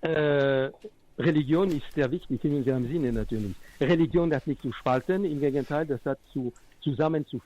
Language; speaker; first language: German; non-native, fluent; French